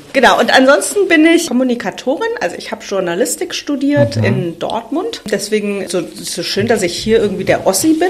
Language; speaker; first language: German; native; German